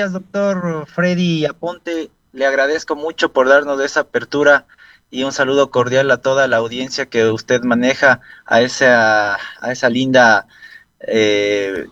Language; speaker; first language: Spanish; native; Spanish